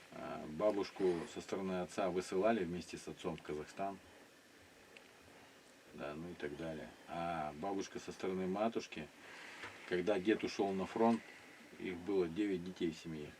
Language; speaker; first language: Russian; native; Russian